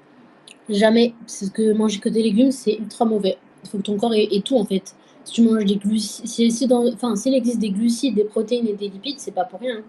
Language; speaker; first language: French; native; French